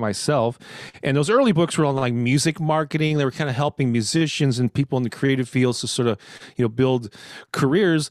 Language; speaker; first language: English; native; English